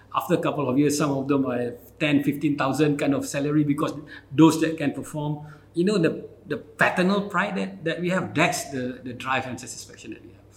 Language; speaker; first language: English; non-native, local second language; Malay